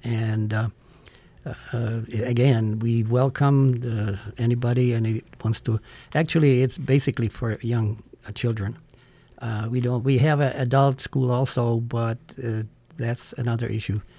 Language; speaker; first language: English; non-native, fluent; Czech